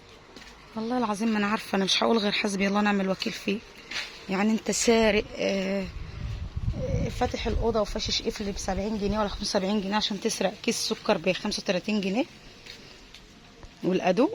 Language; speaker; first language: Arabic; native; Arabic